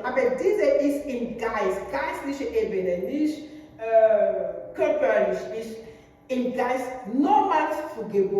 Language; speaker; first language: German; non-native, learner; French